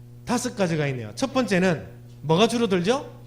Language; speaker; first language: Korean; native; Korean